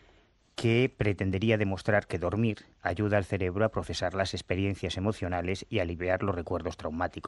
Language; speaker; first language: Spanish; native; Spanish